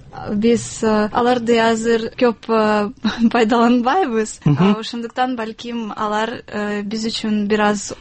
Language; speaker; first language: Kyrgyz; non-native, learner; Russian